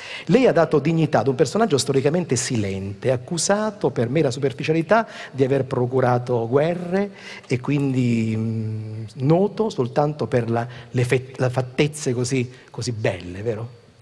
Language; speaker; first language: Italian; native; Italian